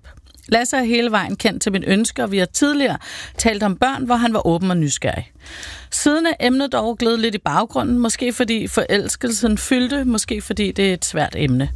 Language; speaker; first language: Danish; native; Danish